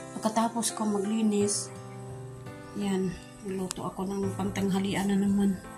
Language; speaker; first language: Filipino; non-native, local second language; Cebuano